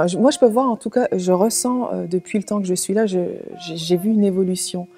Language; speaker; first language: French; native; French